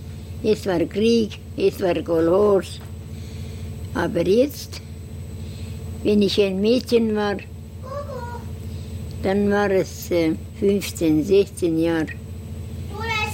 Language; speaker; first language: German; non-native, learner; Estonian